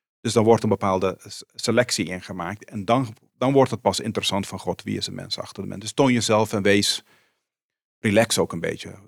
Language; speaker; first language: Dutch; non-native, local second language; Papiamento